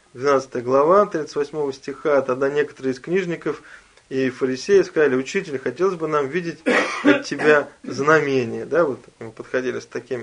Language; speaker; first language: Russian; native; Russian